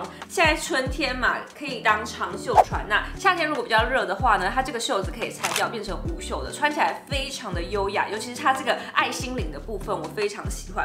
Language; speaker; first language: Chinese; native; Chinese